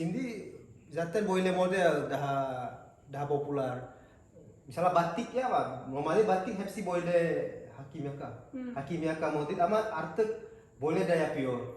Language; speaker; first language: Turkish; non-native, learner; Indonesian